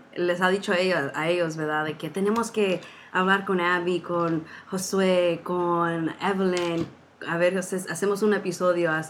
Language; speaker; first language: Spanish; early bilingual, heritage; Spanish